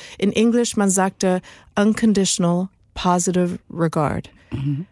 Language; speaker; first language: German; non-native, learner; Spanish